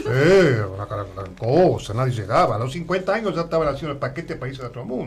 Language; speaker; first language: Spanish; native; Spanish